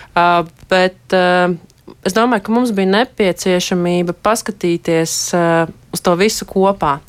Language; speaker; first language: Latvian; native; Latvian